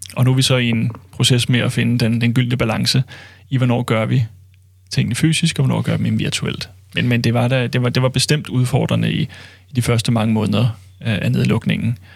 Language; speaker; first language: Danish; native; Danish